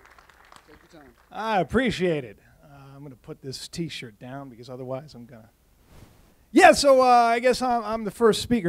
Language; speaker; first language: English; native; English